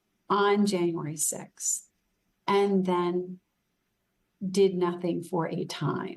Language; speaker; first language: English; native; English